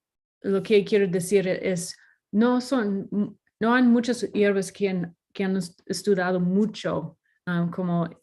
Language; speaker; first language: Spanish; non-native, learner; English